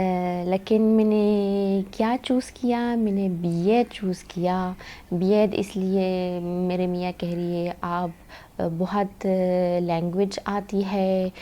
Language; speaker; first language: Hindi; non-native, learner; Arabic